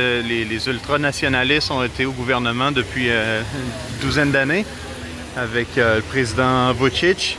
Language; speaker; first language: French; native; French